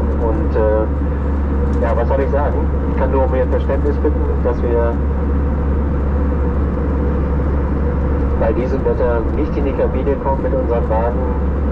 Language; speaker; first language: German; native; German